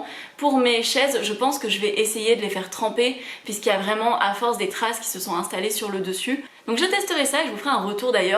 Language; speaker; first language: French; native; French